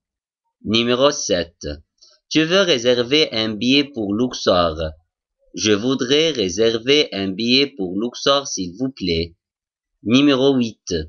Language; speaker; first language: French; non-native, fluent; Arabic